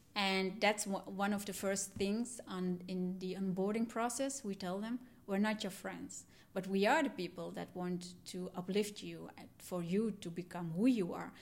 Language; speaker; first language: English; non-native, fluent; Dutch